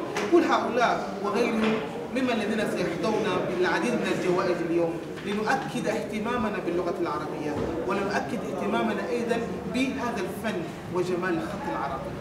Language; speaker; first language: Arabic; non-native, fluent; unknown